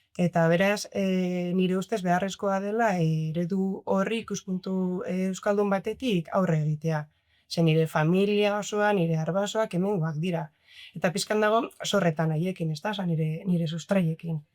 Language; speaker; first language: Basque; non-native, local second language; Spanish